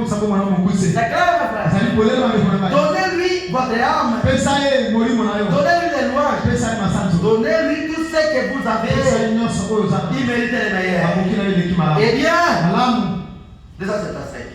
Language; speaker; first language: French; non-native, local second language; Lingala